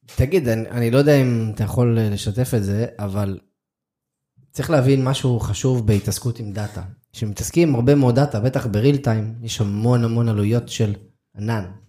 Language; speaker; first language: Hebrew; native; Hebrew